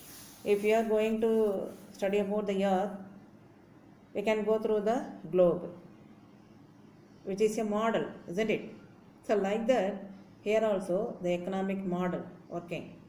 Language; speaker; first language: English; non-native, local second language; Tamil